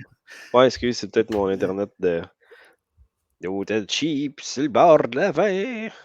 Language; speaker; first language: French; native; French